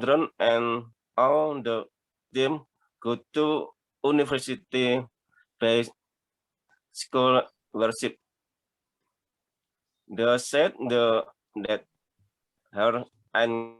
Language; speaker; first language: English; non-native, learner; Indonesian